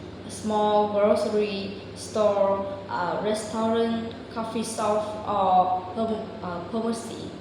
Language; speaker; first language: English; non-native, learner; Vietnamese